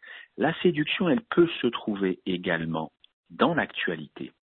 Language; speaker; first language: French; native; French